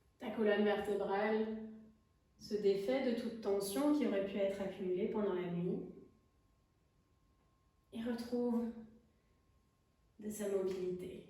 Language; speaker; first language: French; native; French